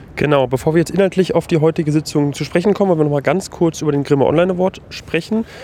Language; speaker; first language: German; native; German